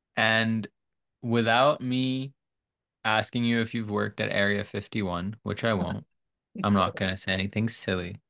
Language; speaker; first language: English; non-native, local second language; Urdu